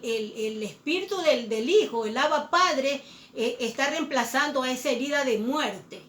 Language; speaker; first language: Spanish; native; Spanish